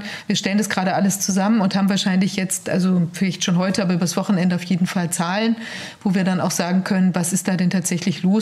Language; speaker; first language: German; native; German